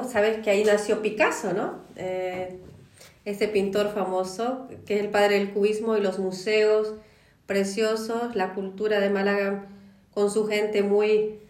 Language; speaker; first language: Spanish; non-native, fluent; Polish